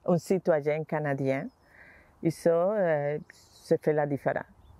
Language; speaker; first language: French; non-native, learner; Spanish